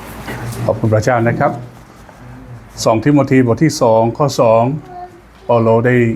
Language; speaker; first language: Thai; native; Thai